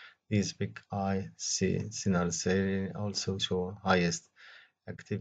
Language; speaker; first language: English; non-native, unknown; Arabic